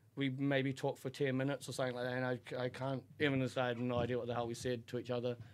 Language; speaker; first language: English; native; English